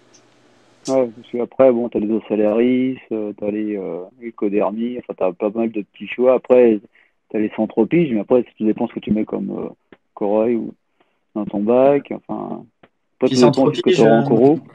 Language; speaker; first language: French; native; French